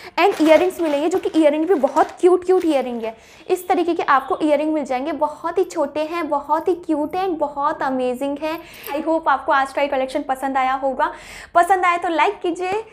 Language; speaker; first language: Hindi; native; Hindi